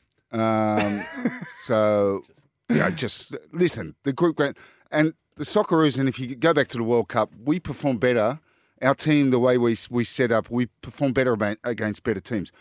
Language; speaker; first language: English; native; English